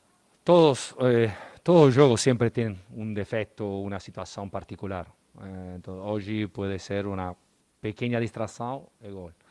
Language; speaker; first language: Portuguese; non-native, fluent; Spanish